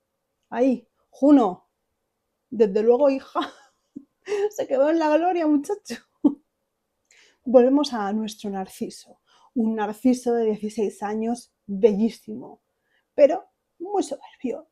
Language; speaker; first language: Spanish; native; Spanish